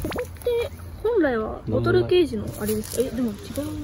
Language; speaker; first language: Japanese; native; Japanese